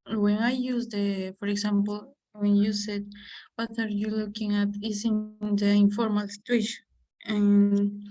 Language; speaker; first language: English; non-native, learner; Spanish